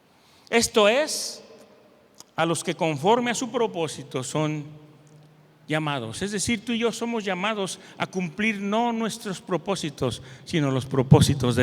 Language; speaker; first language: Spanish; native; Spanish